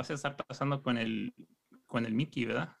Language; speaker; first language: Spanish; early bilingual, heritage; Spanish